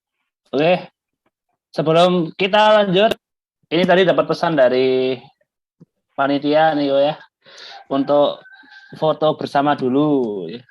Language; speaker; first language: Indonesian; native; Indonesian